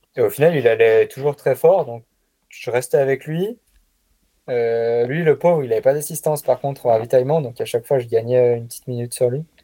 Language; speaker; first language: French; native; French